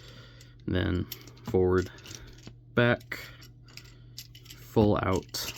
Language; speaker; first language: English; native; English